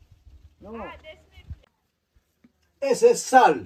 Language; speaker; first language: Spanish; non-native, local second language; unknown